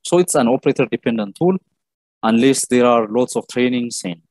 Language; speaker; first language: English; non-native, local second language; Amharic